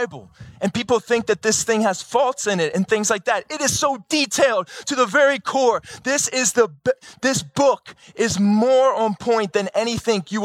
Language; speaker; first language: English; native; English